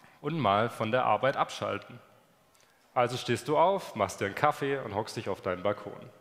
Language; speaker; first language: German; native; German